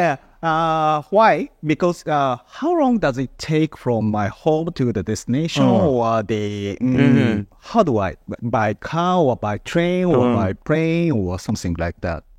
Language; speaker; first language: English; non-native, fluent; Japanese